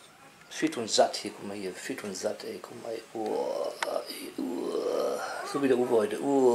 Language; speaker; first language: German; native; German